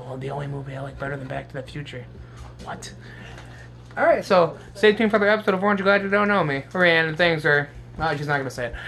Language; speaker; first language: English; native; English